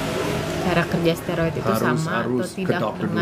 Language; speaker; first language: Indonesian; native; Indonesian